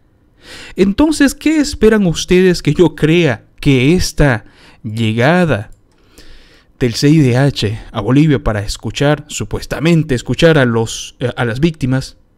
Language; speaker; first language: Spanish; native; Spanish